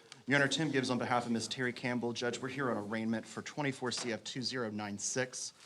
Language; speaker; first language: English; native; English